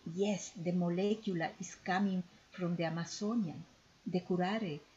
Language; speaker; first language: English; non-native, fluent; Spanish